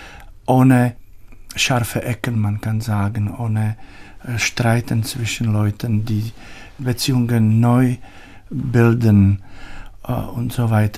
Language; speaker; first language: German; non-native, learner; Czech